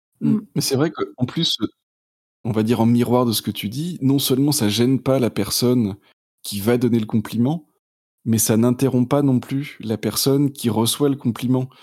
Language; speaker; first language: French; native; French